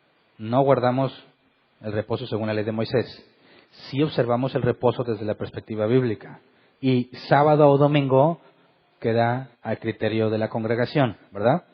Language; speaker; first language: Spanish; native; Spanish